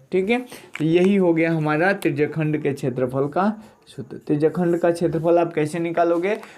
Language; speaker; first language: Hindi; native; Hindi